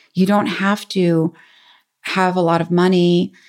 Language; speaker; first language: English; native; English